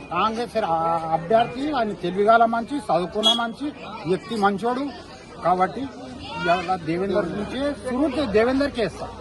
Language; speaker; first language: Telugu; non-native, local second language; Lambadi